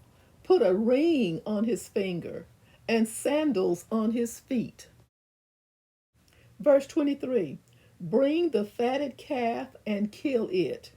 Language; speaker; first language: English; native; English